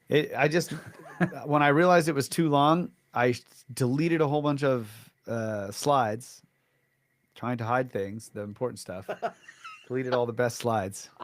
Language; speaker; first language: English; native; English